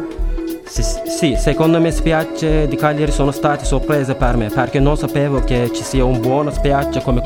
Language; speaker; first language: Italian; non-native, learner; Turkish